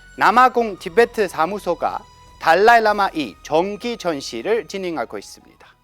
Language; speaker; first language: Korean; non-native, fluent; Tibetan